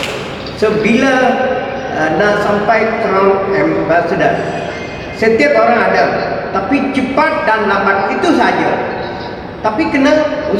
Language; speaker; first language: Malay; non-native, local second language; Tamil